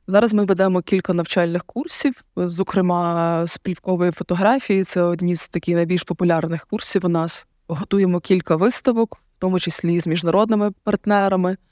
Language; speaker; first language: Ukrainian; native; Ukrainian